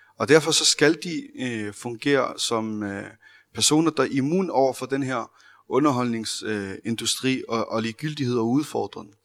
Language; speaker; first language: Danish; early bilingual, other home language; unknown